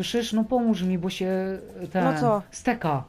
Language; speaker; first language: Polish; native; Polish